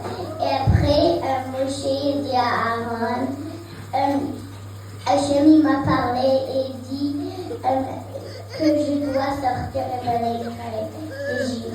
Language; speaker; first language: French; early bilingual, heritage; French